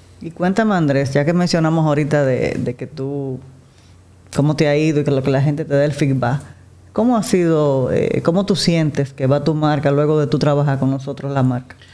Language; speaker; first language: Spanish; native; Spanish